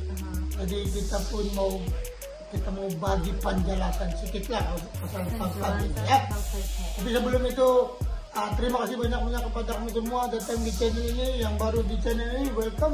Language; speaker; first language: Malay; non-native, local second language; Filipino